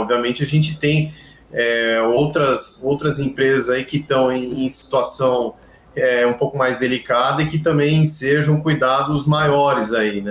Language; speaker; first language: Portuguese; native; Portuguese